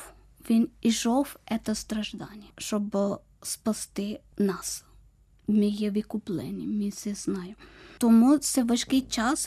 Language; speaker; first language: Ukrainian; non-native, learner; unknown